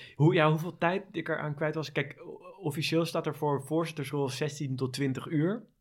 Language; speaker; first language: Dutch; native; Dutch